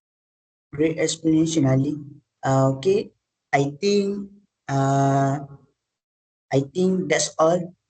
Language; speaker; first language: English; non-native, learner; Malay